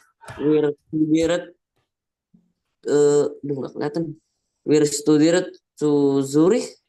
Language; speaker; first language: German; non-native, learner; Indonesian